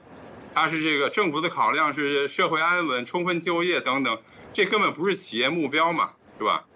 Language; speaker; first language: Chinese; native; Chinese